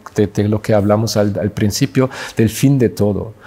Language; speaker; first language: Spanish; non-native, fluent; German